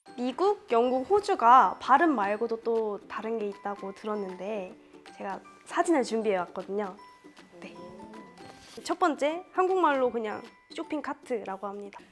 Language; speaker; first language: Korean; native; Korean